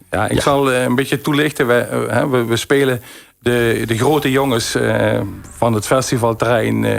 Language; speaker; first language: Dutch; native; Dutch